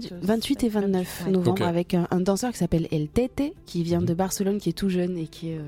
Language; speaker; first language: French; native; French